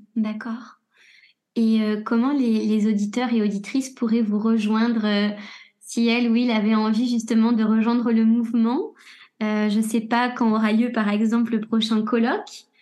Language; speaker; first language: French; native; French